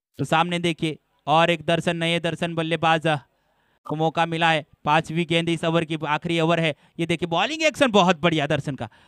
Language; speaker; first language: Hindi; non-native, local second language; Gujarati